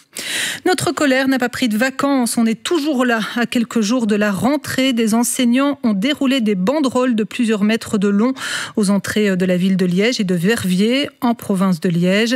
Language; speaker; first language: French; native; French